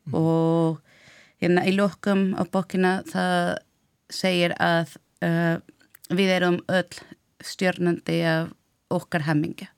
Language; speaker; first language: Icelandic; non-native, learner; Spanish